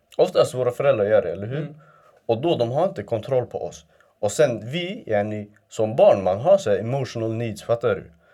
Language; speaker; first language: Swedish; early bilingual, other home language; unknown